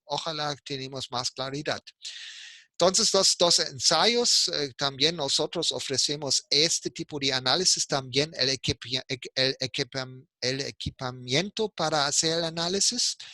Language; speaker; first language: Spanish; non-native, fluent; German